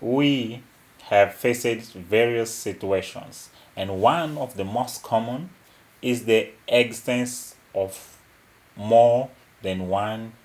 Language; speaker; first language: English; non-native, local second language; Portuguese